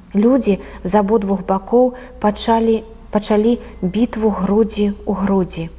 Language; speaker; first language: Belarusian; native; Belarusian